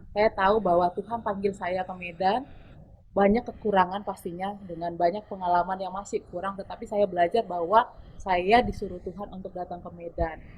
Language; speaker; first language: Indonesian; native; Indonesian